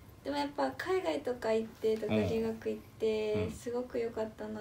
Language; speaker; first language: Japanese; early bilingual, other home language; Portuguese